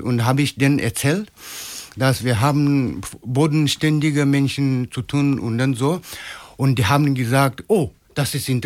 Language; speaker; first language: German; non-native, learner; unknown